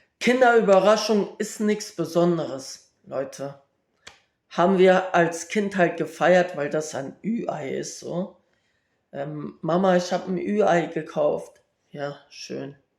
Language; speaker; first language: German; early bilingual, other home language; Kurdish